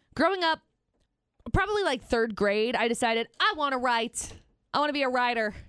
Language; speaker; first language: English; native; English